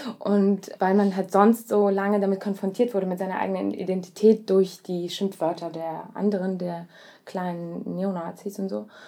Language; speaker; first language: German; early bilingual, other home language; Russian